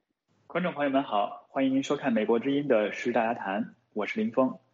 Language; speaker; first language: Chinese; native; Chinese